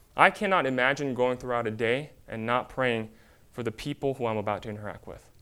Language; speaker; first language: English; early bilingual, other home language; Korean